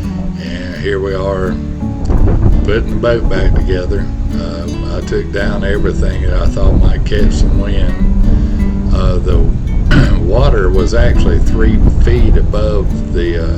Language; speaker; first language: English; native; English